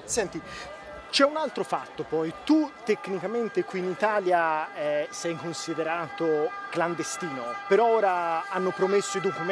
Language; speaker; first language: Italian; native; Italian